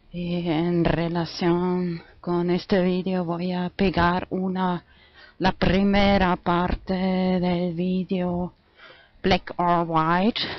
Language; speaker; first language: Spanish; non-native, fluent; German